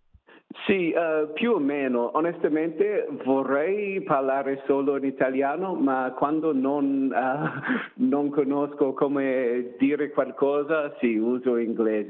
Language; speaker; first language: Italian; non-native, learner; English